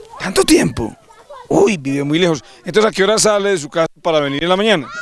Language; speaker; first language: Spanish; native; Spanish